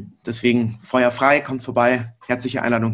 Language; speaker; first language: German; native; German